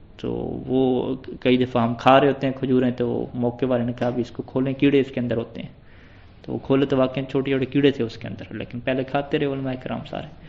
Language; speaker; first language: Urdu; non-native, local second language; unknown